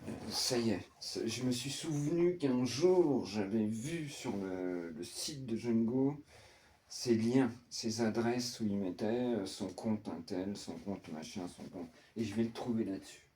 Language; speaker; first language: French; native; French